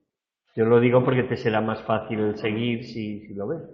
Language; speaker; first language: Spanish; native; Spanish